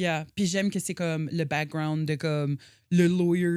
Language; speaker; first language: French; native; French